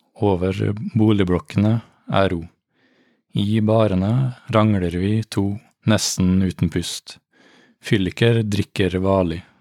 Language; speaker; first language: Norwegian; native; Norwegian